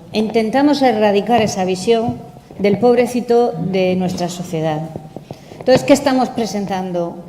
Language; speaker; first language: Spanish; native; Spanish